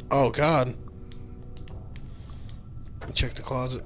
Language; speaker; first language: English; native; English